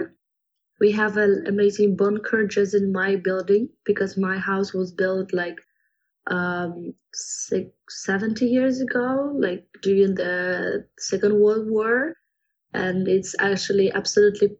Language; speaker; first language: English; non-native, fluent; Ukrainian